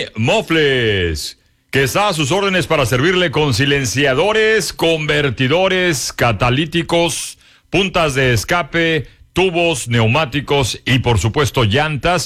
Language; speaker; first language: Spanish; native; Spanish